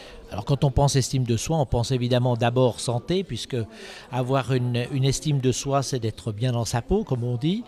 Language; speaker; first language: French; native; French